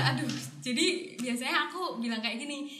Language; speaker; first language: Indonesian; native; Indonesian